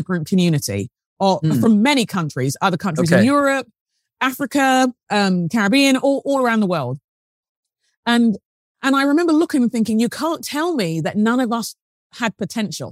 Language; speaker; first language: English; native; English